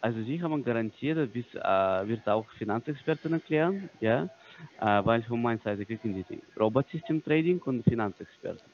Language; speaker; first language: German; non-native, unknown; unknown